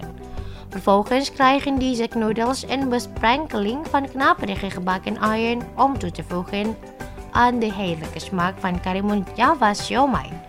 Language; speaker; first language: Dutch; non-native, fluent; Indonesian